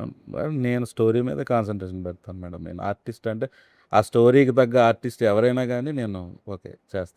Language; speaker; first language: Telugu; native; Telugu